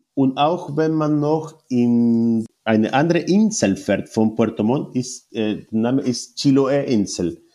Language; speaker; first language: German; non-native, learner; Spanish